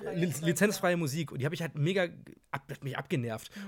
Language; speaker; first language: German; native; German